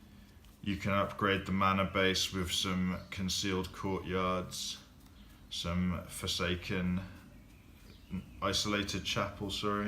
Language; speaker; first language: English; native; English